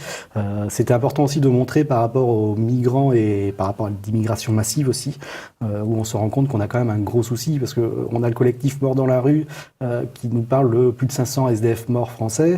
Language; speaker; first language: French; native; French